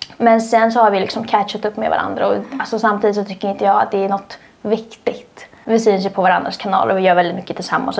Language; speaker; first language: Swedish; early bilingual, other home language; Russian